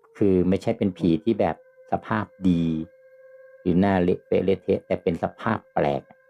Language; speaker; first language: Thai; native; Thai